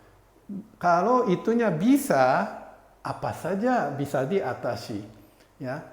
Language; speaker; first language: Indonesian; non-native, fluent; Japanese